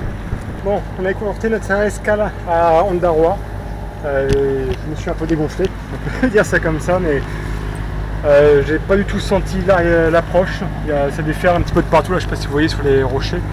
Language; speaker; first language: French; native; French